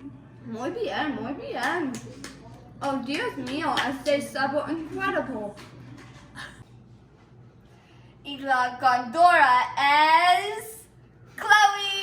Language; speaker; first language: Spanish; non-native, learner; English